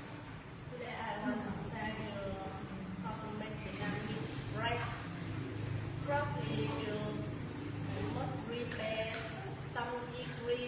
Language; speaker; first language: English; non-native, learner; Vietnamese